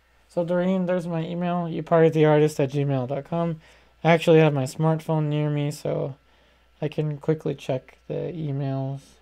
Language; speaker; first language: English; early bilingual, other home language; Spanish